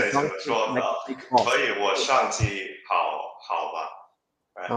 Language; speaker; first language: Chinese; non-native, learner; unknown